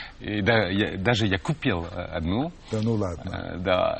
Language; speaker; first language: Russian; non-native, fluent; French